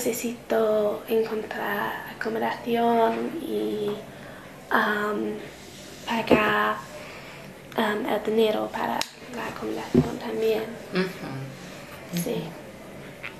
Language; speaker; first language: Spanish; non-native, learner; English